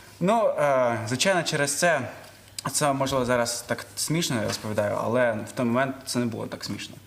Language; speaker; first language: Ukrainian; non-native, local second language; Russian